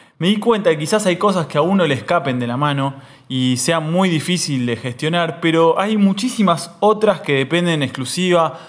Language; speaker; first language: Spanish; native; Spanish